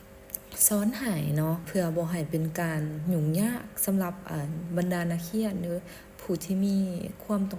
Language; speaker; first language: Thai; non-native, local second language; Lao